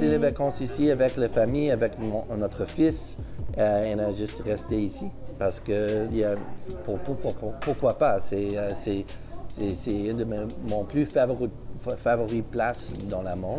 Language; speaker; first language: French; early bilingual, heritage; English